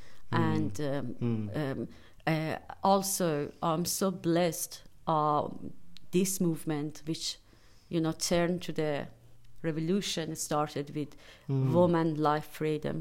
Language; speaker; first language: English; non-native, fluent; Persian